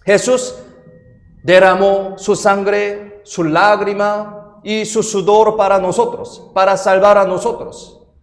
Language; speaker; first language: Spanish; non-native, fluent; Korean